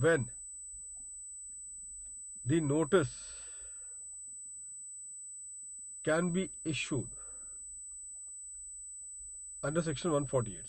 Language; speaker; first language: English; non-native, local second language; Hindi